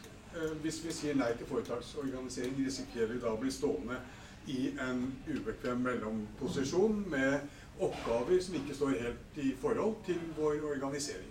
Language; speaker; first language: Norwegian; native; Norwegian